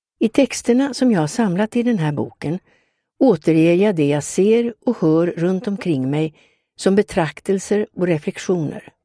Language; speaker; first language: Swedish; native; Swedish